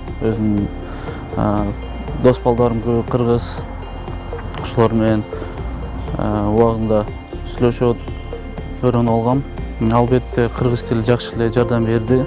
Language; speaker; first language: Kyrgyz; non-native, local second language; Russian